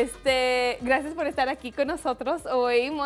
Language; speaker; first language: Spanish; early bilingual, heritage; Spanish